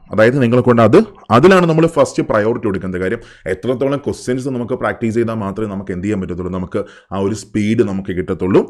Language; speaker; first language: Malayalam; native; Malayalam